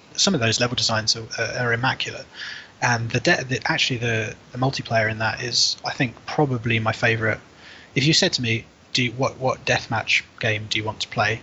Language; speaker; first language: English; native; English